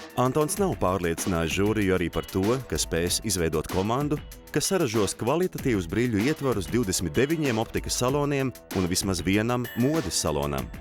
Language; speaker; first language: Latvian; native; Latvian